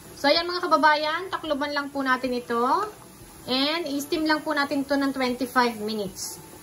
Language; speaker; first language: Filipino; native; Filipino